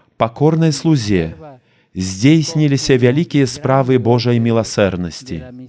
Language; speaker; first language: Belarusian; native; Belarusian